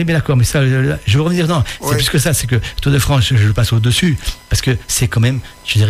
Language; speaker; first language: French; native; French